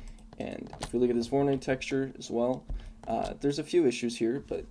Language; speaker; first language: English; native; English